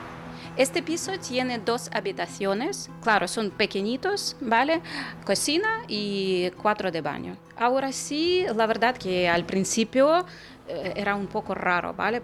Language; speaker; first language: Spanish; non-native, fluent; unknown